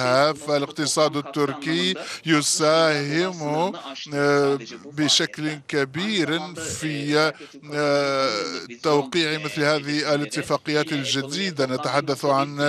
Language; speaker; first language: Arabic; non-native, fluent; Turkish